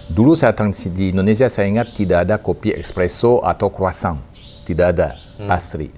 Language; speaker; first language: Indonesian; non-native, fluent; French